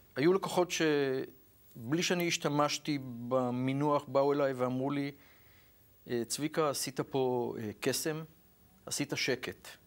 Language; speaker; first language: Hebrew; native; Hebrew